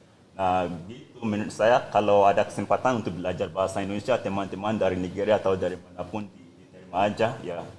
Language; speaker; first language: Indonesian; non-native, fluent; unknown